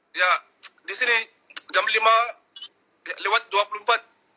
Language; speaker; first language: Indonesian; non-native, learner; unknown